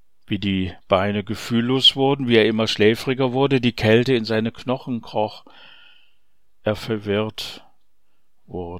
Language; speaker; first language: German; native; German